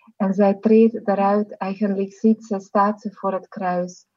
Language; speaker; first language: Dutch; non-native, fluent; Slovak